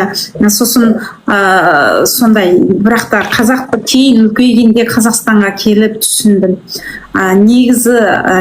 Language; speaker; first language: Kazakh; early bilingual, heritage; Kazakh